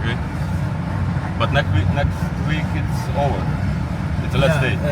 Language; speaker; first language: English; non-native, learner; Hungarian